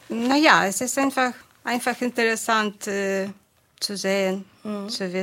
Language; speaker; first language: German; non-native, fluent; Ukrainian